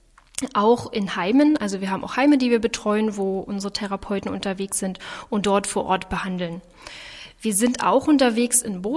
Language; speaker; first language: German; native; German